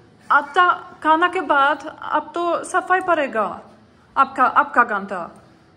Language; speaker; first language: Hindi; non-native, learner; German